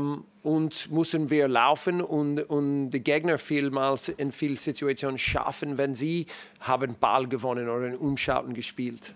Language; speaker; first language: German; non-native, learner; English